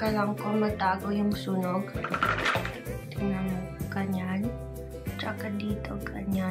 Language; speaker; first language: Filipino; non-native, learner; English